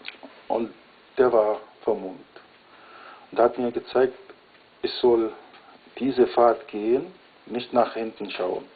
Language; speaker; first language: German; non-native, fluent; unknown